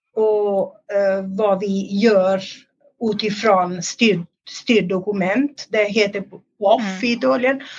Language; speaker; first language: Swedish; non-native, fluent; Italian